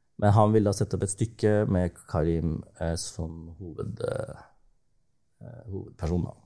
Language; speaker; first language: Norwegian; early bilingual, other home language; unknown